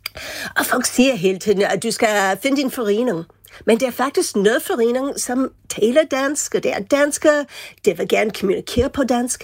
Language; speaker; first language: Danish; non-native, fluent; English